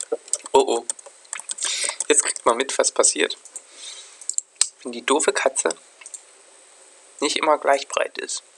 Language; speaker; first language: German; native; German